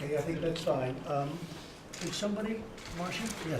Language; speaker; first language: English; native; English